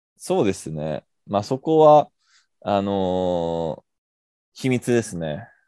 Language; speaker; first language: Japanese; non-native, fluent; English